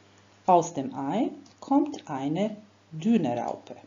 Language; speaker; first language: German; non-native, fluent; Croatian